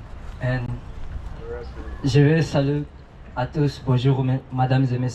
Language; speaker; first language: French; non-native, learner; Portuguese